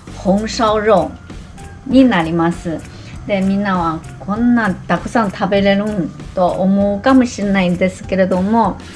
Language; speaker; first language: Japanese; non-native, fluent; Chinese